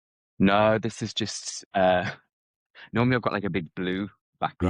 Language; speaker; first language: English; native; English